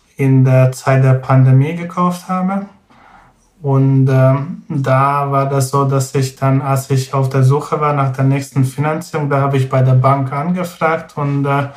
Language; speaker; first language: German; non-native, fluent; Hungarian